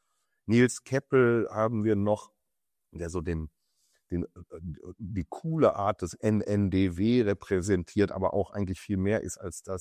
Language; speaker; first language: German; native; German